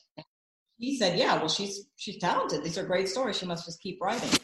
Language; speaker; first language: English; native; English